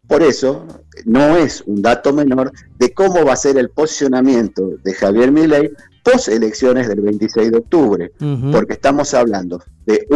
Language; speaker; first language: Spanish; native; Spanish